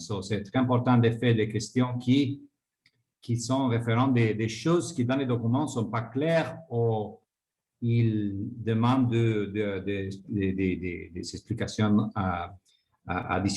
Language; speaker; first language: French; non-native, fluent; Spanish